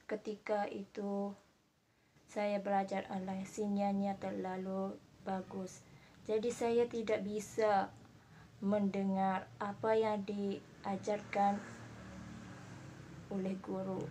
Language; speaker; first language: Indonesian; non-native, learner; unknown